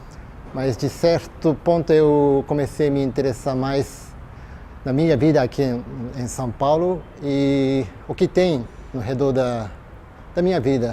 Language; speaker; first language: Portuguese; non-native, fluent; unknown